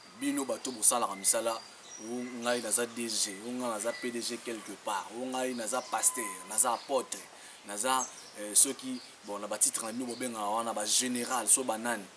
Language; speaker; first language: Lingala; native; Lingala